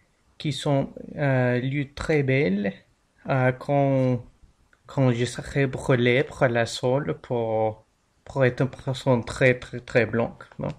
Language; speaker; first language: French; non-native, learner; English